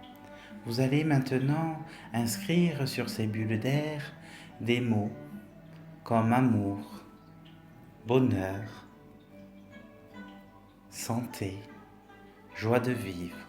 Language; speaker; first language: French; native; French